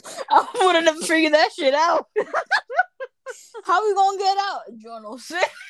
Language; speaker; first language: English; early bilingual, other home language; Spanish